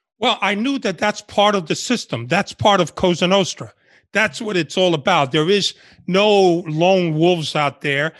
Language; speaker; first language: English; early bilingual, other home language; Spanish